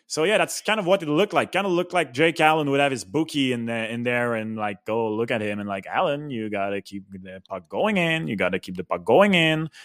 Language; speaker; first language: English; non-native, local second language; French